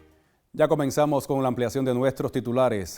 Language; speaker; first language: Spanish; native; Spanish